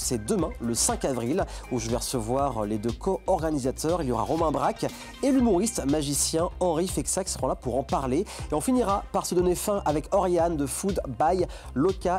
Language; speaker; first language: French; native; French